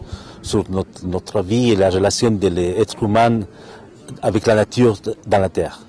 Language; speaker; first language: French; non-native, fluent; Spanish